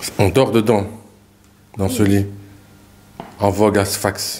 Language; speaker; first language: French; native; French